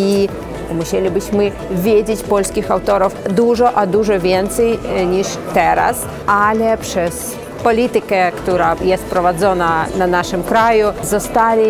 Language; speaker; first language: Polish; non-native, local second language; Belarusian